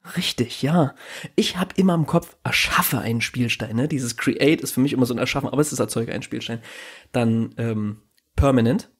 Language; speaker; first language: German; native; German